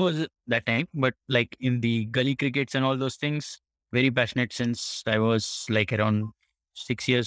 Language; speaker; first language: English; non-native, local second language; Marathi